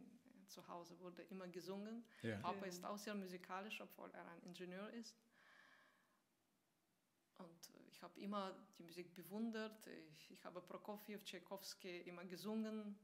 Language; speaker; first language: German; non-native, fluent; Russian